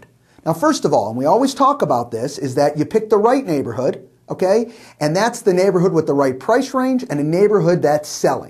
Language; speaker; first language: English; native; English